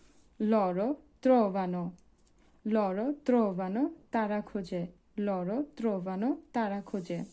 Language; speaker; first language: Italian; non-native, fluent; Bangla